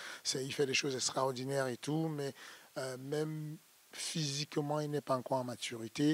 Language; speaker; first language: French; native; French